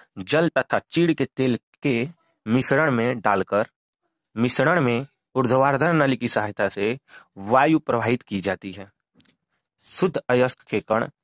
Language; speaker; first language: Hindi; native; Hindi